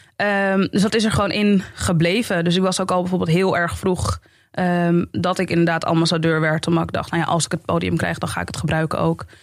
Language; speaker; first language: Dutch; native; Dutch